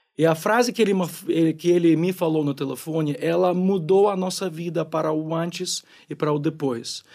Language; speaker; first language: Portuguese; non-native, fluent; Ukrainian